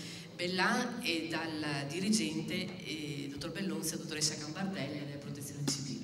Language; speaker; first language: Italian; native; Italian